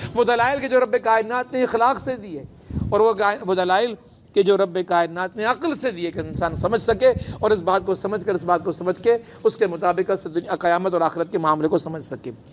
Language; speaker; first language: Urdu; non-native, local second language; Sindhi